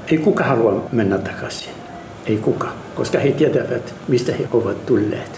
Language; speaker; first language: Finnish; non-native, learner; Arabic